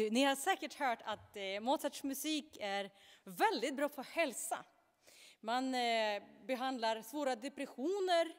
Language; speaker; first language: Swedish; non-native, fluent; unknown